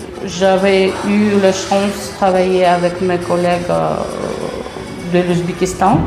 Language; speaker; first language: French; non-native, fluent; Russian